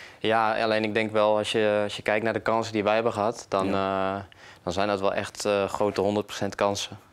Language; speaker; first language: Dutch; native; Dutch